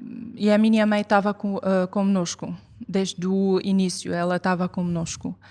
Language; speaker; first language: Portuguese; non-native, fluent; Arabic